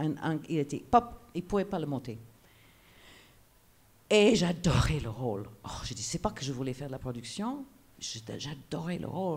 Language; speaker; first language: French; non-native, fluent; English